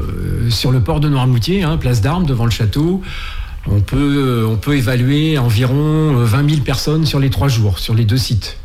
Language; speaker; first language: French; native; French